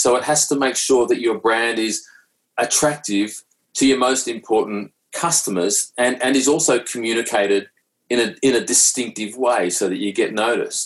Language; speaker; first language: English; native; English